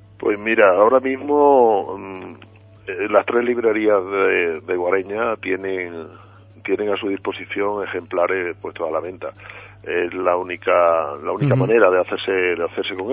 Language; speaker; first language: Spanish; native; Spanish